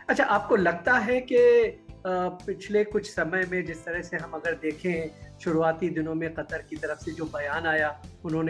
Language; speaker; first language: Hindi; native; Hindi